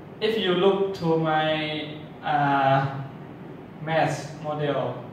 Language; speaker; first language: English; non-native, learner; Thai